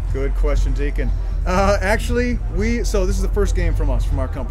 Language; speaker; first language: English; native; English